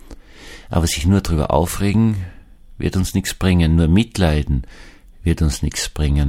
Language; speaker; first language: German; native; German